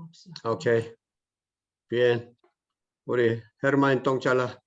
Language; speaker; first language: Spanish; non-native, learner; Korean